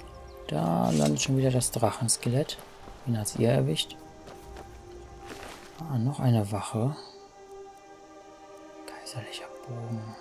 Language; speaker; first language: German; native; German